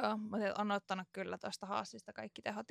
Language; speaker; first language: Finnish; native; Finnish